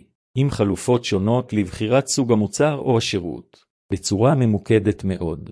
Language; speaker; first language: Hebrew; native; Hebrew